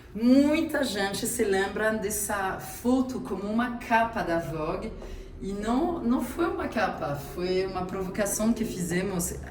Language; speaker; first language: Portuguese; non-native, fluent; French